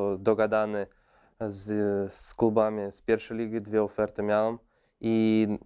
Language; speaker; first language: Polish; non-native, fluent; Russian